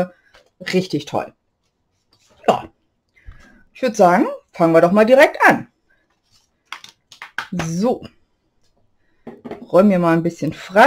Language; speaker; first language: German; native; German